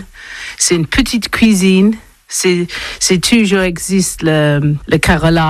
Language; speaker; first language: French; non-native, learner; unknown